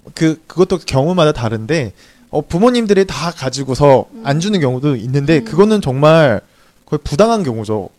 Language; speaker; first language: Korean; native; Korean